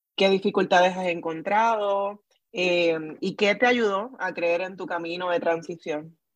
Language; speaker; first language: Spanish; native; Spanish